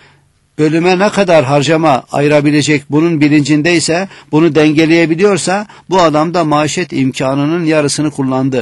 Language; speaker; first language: Turkish; native; Turkish